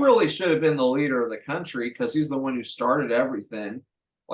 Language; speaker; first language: English; native; English